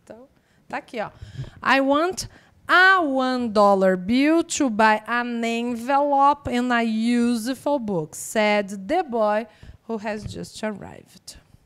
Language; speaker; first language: English; non-native, fluent; Portuguese